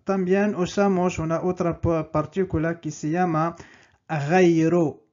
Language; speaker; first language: Spanish; non-native, fluent; Arabic